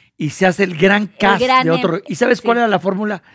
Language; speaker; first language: Spanish; native; Spanish